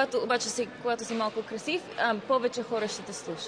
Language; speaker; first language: Bulgarian; early bilingual, heritage; Bulgarian